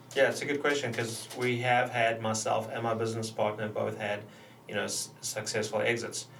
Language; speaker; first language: English; native; English